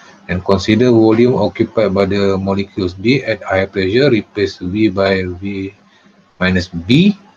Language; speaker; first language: English; non-native, local second language; Malay